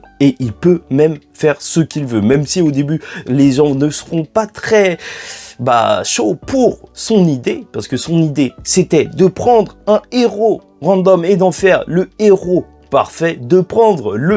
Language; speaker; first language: French; native; French